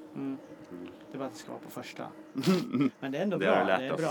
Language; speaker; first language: Swedish; native; Swedish